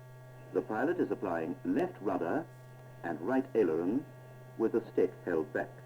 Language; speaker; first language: English; native; English